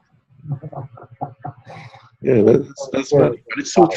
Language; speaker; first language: English; non-native, fluent; Polish